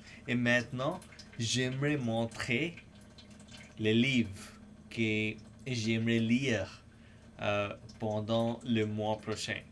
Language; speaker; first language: French; non-native, fluent; English